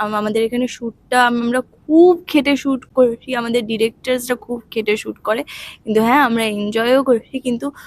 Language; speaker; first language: Bangla; non-native, learner; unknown